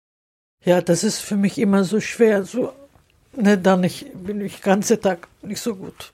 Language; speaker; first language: German; non-native, learner; Turkish